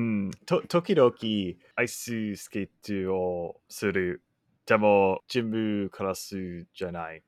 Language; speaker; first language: Japanese; non-native, learner; English